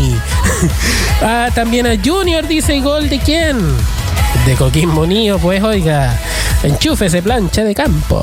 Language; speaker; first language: Spanish; native; Spanish